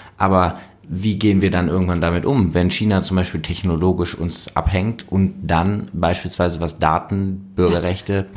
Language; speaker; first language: German; native; German